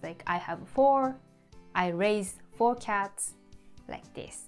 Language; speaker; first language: English; non-native, fluent; Japanese